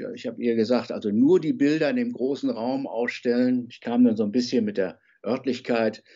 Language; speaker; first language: German; native; German